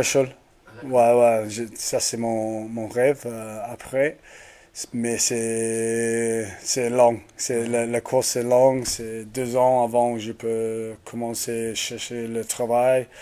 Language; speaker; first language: French; non-native, learner; English